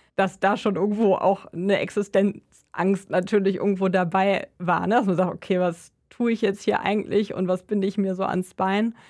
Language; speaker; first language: German; native; German